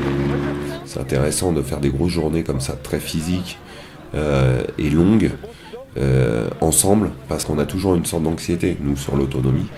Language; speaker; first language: French; native; French